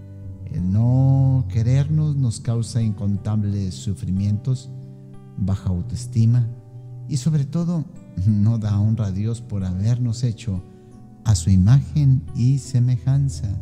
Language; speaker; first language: Spanish; native; Spanish